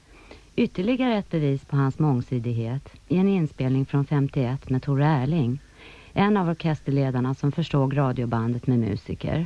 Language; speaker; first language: Swedish; native; Swedish